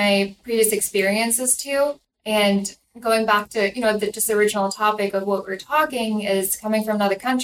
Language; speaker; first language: English; non-native, fluent; Ukrainian